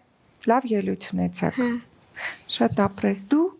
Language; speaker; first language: Armenian; native; Armenian